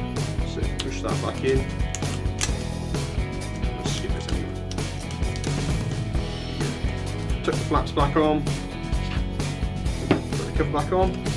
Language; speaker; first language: English; native; English